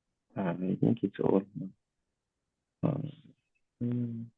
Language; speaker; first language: English; non-native, learner; Portuguese